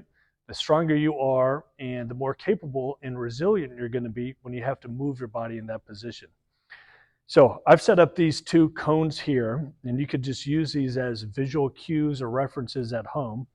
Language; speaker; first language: English; native; English